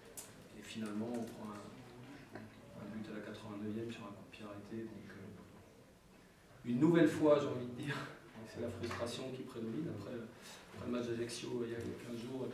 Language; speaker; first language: French; native; French